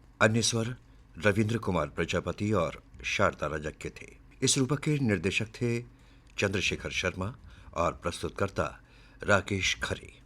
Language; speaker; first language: Hindi; native; Hindi